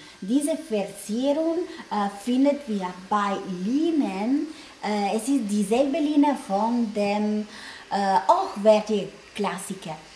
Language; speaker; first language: German; non-native, learner; Italian